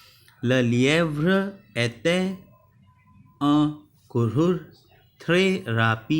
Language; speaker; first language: French; non-native, learner; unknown